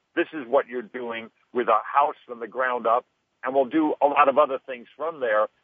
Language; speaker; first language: English; native; English